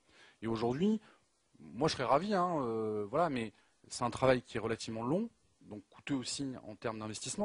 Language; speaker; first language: French; native; French